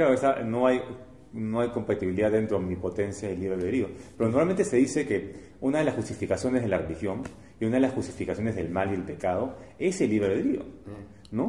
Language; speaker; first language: Spanish; native; Spanish